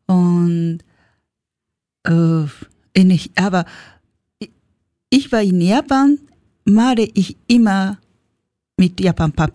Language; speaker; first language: German; non-native, learner; Japanese